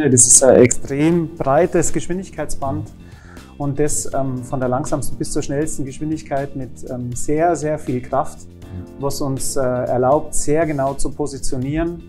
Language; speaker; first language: German; native; German